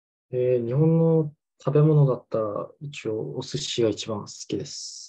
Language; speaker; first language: Japanese; non-native, fluent; Korean